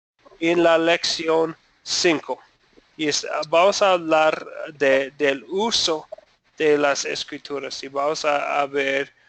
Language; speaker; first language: Spanish; non-native, fluent; English